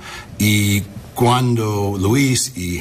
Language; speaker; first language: Spanish; non-native, learner; English